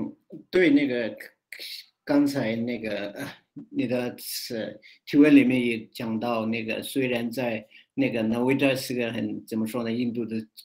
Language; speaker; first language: Chinese; non-native, fluent; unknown